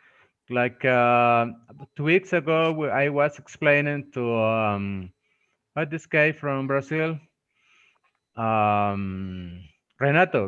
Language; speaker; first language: English; non-native, fluent; Spanish